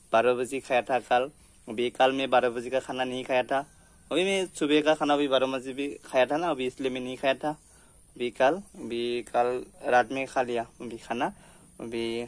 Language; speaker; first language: Hindi; non-native, local second language; Bodo